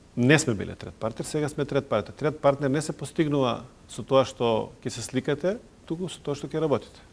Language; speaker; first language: Macedonian; non-native, local second language; Serbian